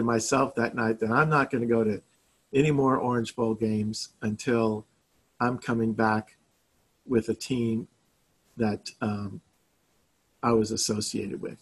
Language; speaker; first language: English; native; English